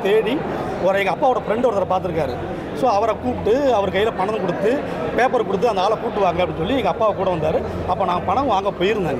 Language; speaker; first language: Tamil; native; Tamil